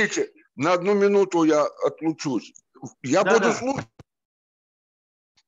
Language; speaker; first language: Russian; native; Russian